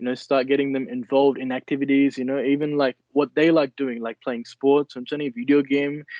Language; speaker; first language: English; early bilingual, other home language; Nepali